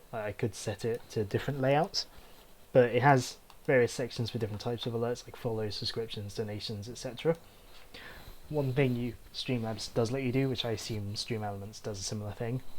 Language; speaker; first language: English; native; English